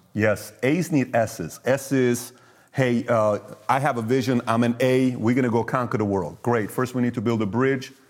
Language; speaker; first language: English; early bilingual, other home language; Persian